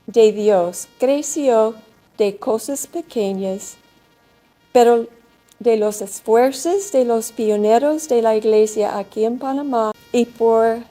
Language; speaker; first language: Spanish; non-native, learner; English